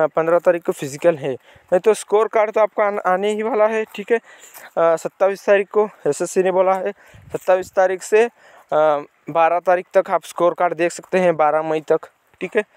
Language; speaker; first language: Hindi; non-native, local second language; Marathi